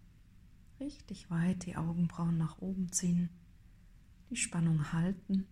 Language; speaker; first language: German; native; German